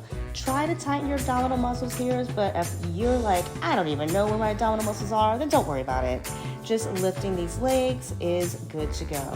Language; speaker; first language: English; native; English